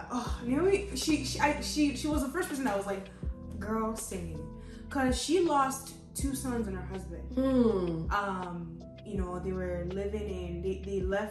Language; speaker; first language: English; non-native, local second language; Yoruba